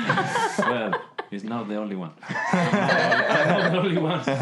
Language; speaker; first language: English; non-native, learner; Spanish